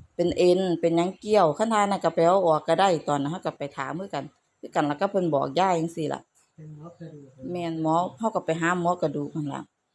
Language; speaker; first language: Thai; native; Thai